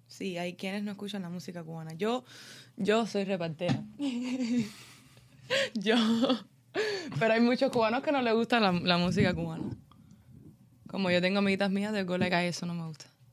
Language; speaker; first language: Spanish; early bilingual, heritage; Spanish